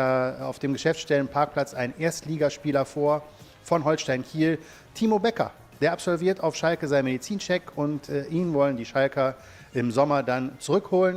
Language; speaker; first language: German; native; German